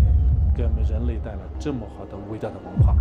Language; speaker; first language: Chinese; non-native, local second language; Tibetan